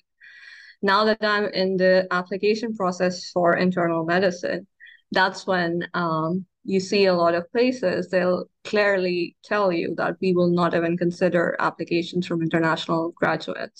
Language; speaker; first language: English; non-native, local second language; Urdu